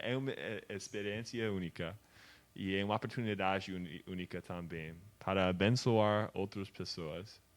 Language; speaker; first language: Portuguese; non-native, learner; English